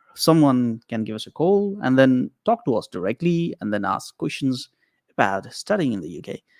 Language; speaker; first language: English; non-native, local second language; Nepali